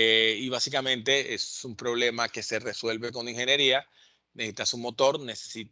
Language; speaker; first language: Spanish; native; Spanish